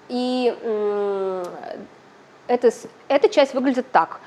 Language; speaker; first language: Russian; native; Russian